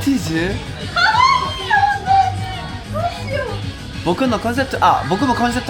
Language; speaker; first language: Japanese; non-native, learner; Korean